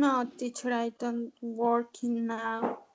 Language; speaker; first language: English; non-native, learner; Spanish